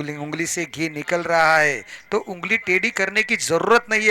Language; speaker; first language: Hindi; non-native, local second language; Marathi